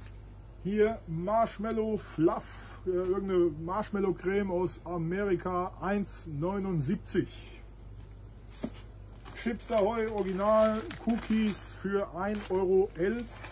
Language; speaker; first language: German; native; German